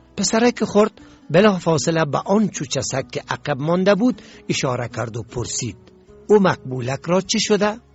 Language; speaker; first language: Persian; native; Persian